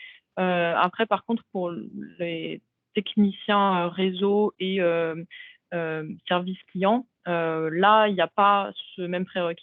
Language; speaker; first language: French; native; French